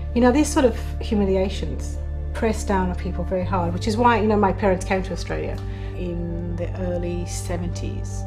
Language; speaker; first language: English; native; English